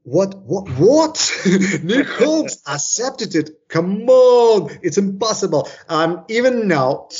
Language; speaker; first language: English; non-native, fluent; Ukrainian